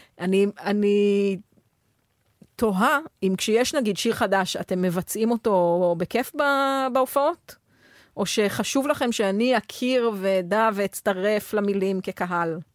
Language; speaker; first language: Hebrew; native; Hebrew